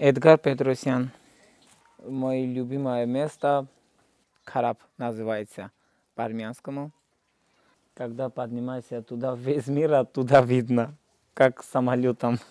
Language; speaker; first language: Russian; non-native, local second language; Armenian